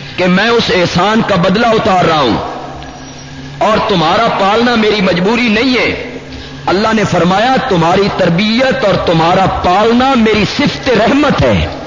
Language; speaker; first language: Urdu; non-native, local second language; Punjabi